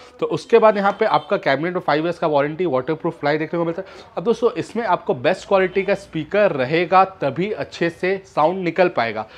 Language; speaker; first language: Hindi; native; Hindi